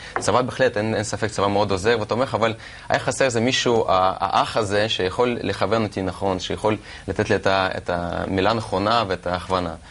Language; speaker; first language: Hebrew; non-native, fluent; Russian